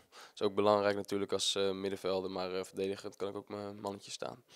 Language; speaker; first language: Dutch; native; Dutch